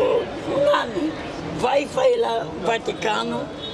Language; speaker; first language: Italian; non-native, learner; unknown